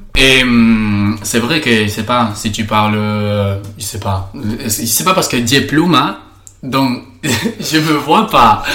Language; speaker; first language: French; non-native, fluent; Spanish